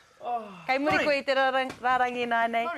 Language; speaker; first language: Māori; non-native, learner; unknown